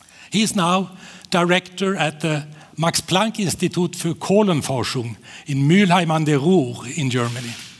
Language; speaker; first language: English; non-native, fluent; Swedish